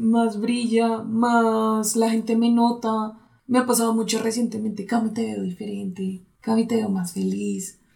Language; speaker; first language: Spanish; native; Spanish